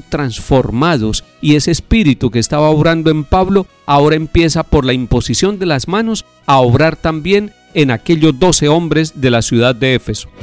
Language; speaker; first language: Spanish; native; Spanish